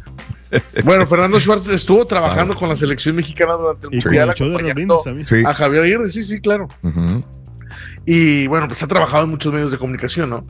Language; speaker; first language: Spanish; native; Spanish